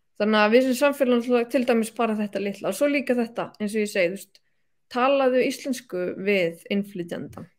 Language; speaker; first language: Icelandic; native; Icelandic